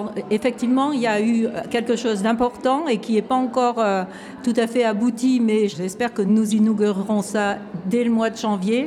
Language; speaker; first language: French; native; French